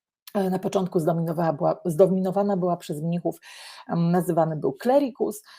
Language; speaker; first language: Polish; native; Polish